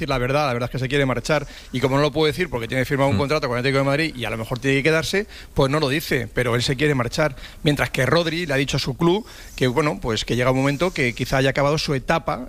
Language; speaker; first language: Spanish; native; Spanish